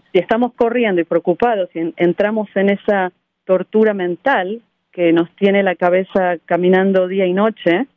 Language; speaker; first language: Spanish; native; Spanish